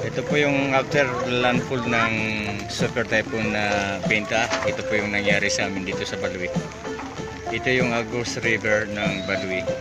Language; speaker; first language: Filipino; non-native, local second language; Maranao